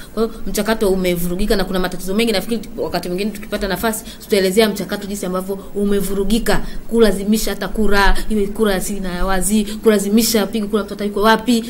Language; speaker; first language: Swahili; native; Swahili